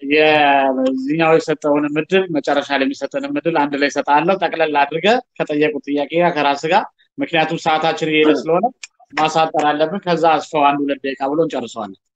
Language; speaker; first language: Amharic; native; Amharic